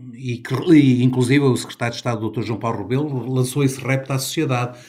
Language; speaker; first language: Portuguese; native; Portuguese